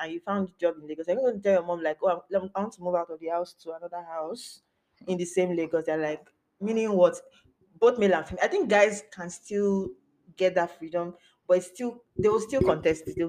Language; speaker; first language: English; non-native, local second language; Yoruba